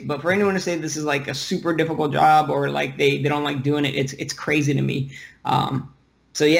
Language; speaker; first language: English; early bilingual, other home language; Russian